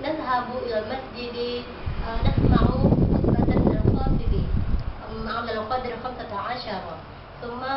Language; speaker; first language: Arabic; non-native, learner; Indonesian